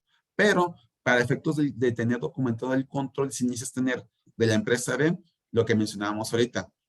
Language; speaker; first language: Spanish; native; Spanish